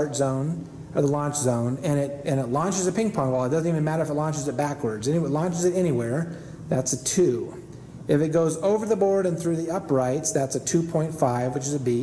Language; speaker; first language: English; native; English